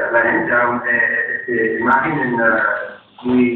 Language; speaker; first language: Spanish; non-native, learner; English